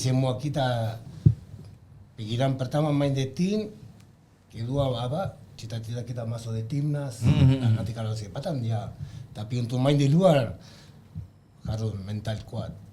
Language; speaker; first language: Indonesian; non-native, learner; Spanish